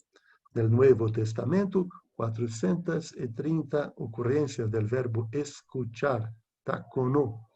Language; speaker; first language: Spanish; non-native, learner; Portuguese